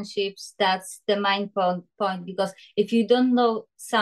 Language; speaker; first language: English; non-native, learner; Polish